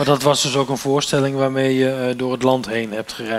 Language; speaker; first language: Dutch; native; Dutch